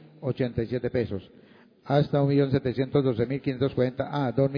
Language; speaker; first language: Spanish; native; Spanish